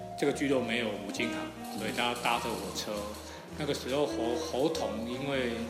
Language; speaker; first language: Chinese; non-native, local second language; Min Nan Chinese